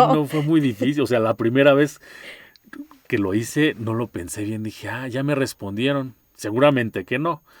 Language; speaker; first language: Spanish; native; Spanish